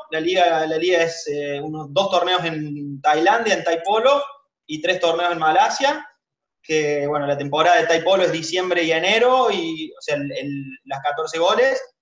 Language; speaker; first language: Spanish; native; Spanish